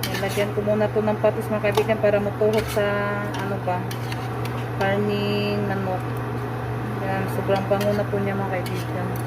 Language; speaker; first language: Filipino; non-native, local second language; Cebuano